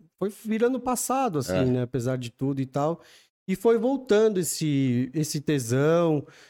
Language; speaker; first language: Portuguese; native; Portuguese